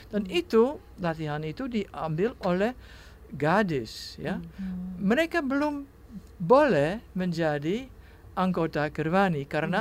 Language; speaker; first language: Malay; non-native, fluent; Dutch